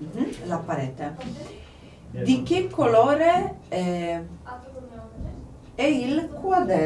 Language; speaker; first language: Italian; non-native, fluent; Polish